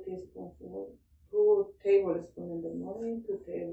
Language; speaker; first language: English; non-native, learner; Spanish